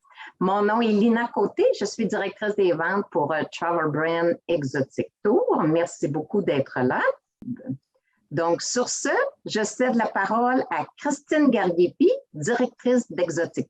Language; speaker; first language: French; native; French